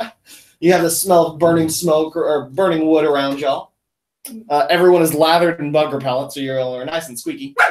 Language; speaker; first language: English; native; English